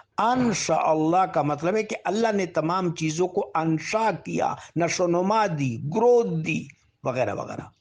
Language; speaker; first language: Urdu; non-native, local second language; Pashto